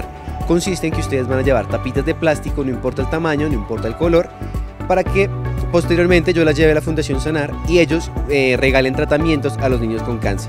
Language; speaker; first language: Spanish; native; Spanish